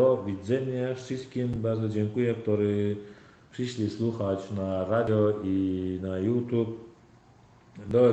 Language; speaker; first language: Polish; non-native, learner; Turkmen